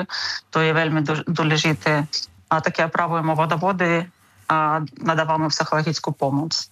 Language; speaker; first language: Czech; non-native, fluent; Ukrainian